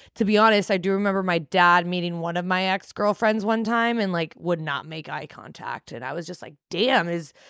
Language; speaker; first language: English; native; English